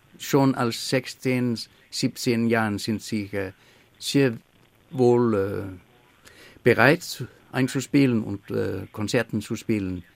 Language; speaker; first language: German; non-native, learner; Faroese